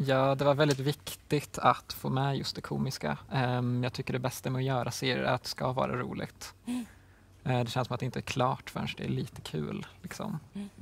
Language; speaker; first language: Swedish; native; Swedish